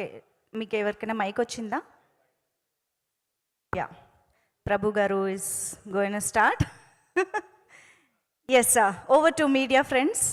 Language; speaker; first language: Telugu; native; Telugu